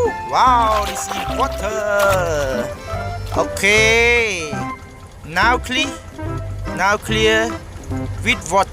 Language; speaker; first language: English; non-native, learner; Khmer